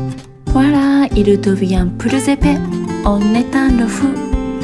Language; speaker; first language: French; non-native, fluent; Japanese